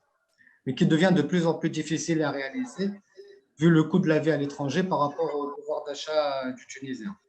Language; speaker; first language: French; non-native, local second language; Arabic